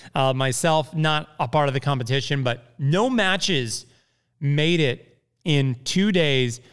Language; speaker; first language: English; native; English